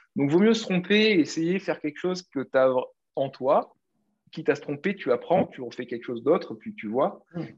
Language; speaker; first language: French; native; French